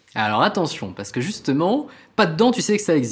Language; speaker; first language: French; native; French